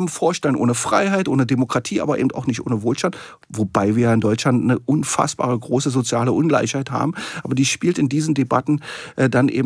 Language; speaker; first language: German; native; German